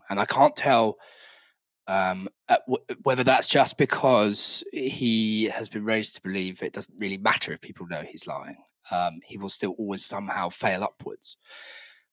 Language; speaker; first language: English; native; English